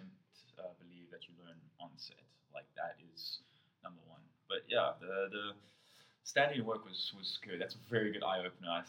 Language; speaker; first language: English; native; English